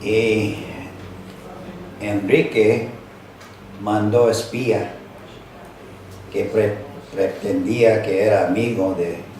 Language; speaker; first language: Spanish; non-native, fluent; English